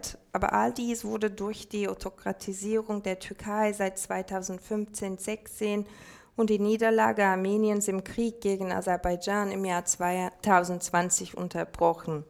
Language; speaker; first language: German; non-native, fluent; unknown